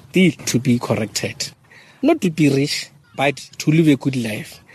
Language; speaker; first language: English; non-native, local second language; Northern Sotho